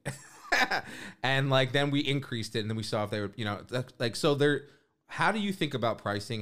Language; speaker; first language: English; native; English